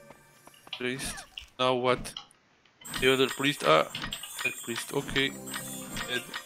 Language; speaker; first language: English; non-native, learner; Turkish